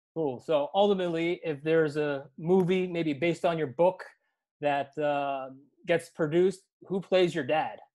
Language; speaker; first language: English; native; English